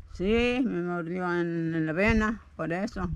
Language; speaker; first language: Spanish; non-native, local second language; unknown